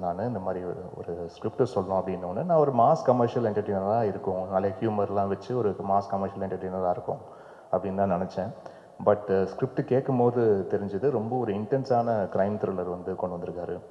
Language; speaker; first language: Tamil; native; Tamil